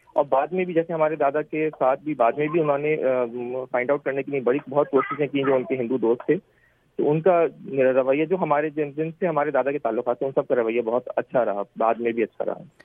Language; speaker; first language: Urdu; native; Urdu